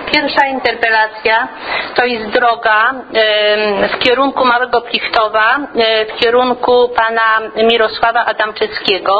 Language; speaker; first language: Polish; native; Polish